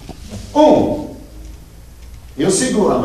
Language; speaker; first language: Spanish; non-native, learner; Portuguese